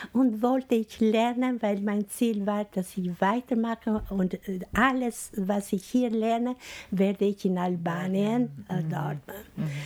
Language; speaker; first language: German; non-native, fluent; Albanian